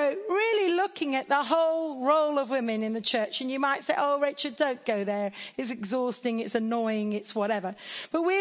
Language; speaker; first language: English; native; English